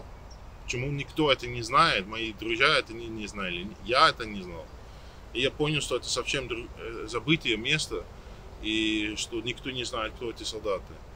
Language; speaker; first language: Russian; non-native, fluent; Dutch